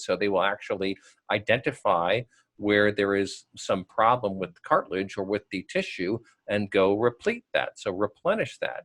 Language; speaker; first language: English; native; English